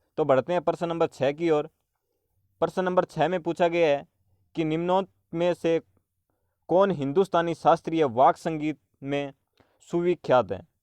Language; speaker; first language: Hindi; native; Hindi